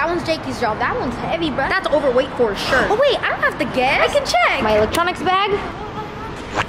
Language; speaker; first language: English; native; English